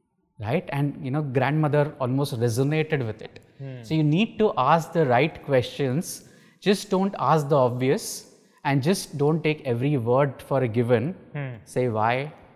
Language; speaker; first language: English; non-native, local second language; Marathi